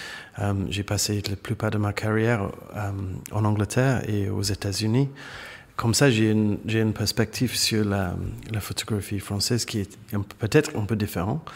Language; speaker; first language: French; non-native, fluent; English